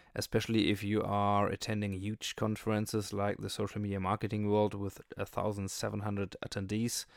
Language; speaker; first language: English; non-native, fluent; German